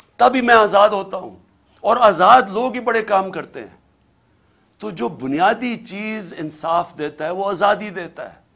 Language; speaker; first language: Urdu; native; Urdu